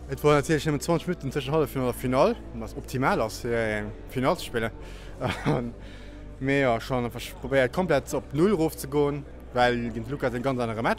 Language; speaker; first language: German; non-native, local second language; Luxembourgish